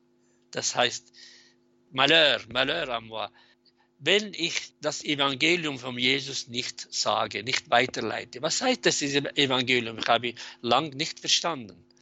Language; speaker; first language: German; non-native, fluent; Arabic